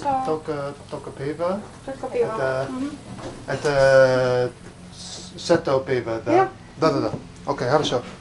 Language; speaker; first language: Russian; non-native, learner; English